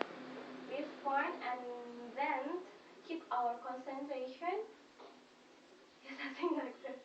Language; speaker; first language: English; non-native, fluent; Indonesian